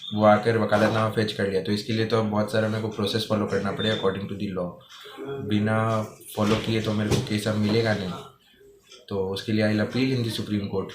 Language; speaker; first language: Hindi; non-native, local second language; Bangla